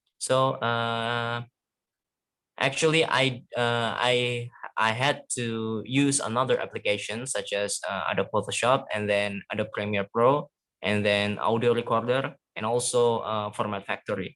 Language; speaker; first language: English; non-native, fluent; Indonesian